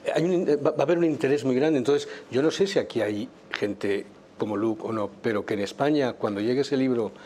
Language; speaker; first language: Spanish; native; Spanish